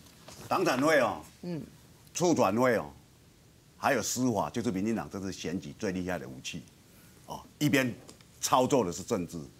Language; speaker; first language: Chinese; native; Chinese